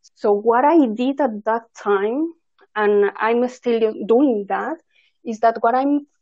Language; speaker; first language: English; non-native, fluent; Spanish